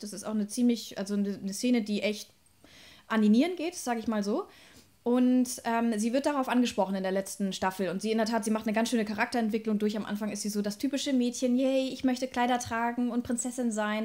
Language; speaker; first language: German; native; German